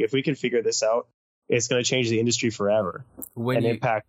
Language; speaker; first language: English; native; English